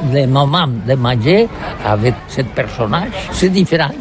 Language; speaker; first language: French; non-native, learner; Catalan